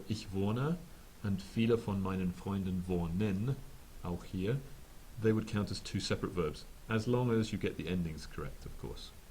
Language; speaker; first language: German; non-native, fluent; English